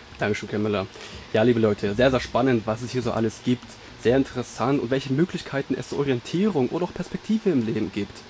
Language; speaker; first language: German; native; German